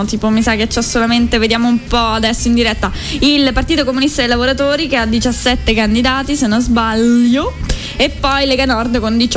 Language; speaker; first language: Italian; native; Italian